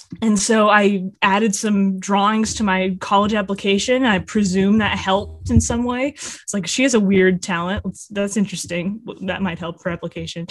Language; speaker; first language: English; native; English